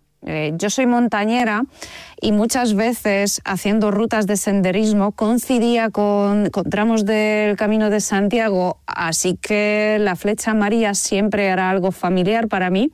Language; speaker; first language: Spanish; non-native, fluent; Polish